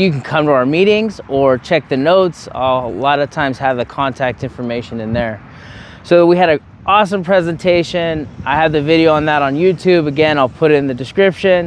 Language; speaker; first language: English; native; English